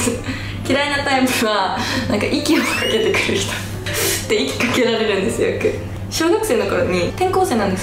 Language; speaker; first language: Japanese; native; Japanese